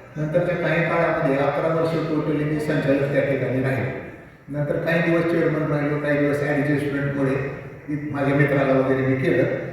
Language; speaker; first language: Marathi; native; Marathi